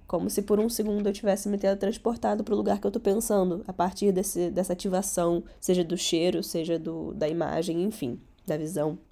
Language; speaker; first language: Portuguese; early bilingual, other home language; Catalan